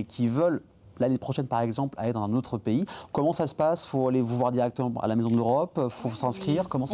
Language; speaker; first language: French; native; French